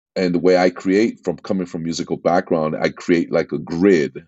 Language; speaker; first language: English; native; English